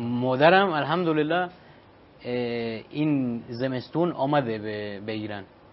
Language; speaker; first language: Persian; non-native, learner; Spanish